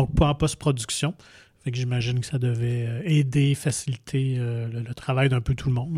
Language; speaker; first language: French; native; French